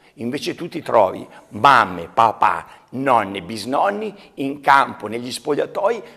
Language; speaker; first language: Italian; native; Italian